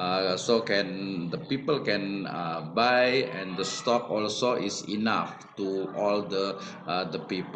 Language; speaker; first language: English; non-native, learner; Indonesian